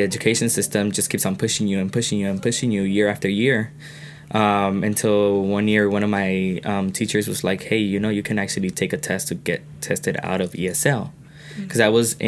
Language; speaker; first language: English; early bilingual, other home language; Spanish